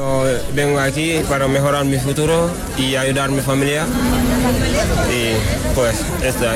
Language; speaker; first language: Spanish; non-native, learner; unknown